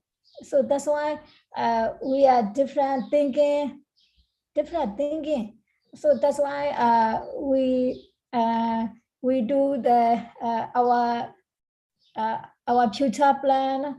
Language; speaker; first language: English; non-native, learner; Burmese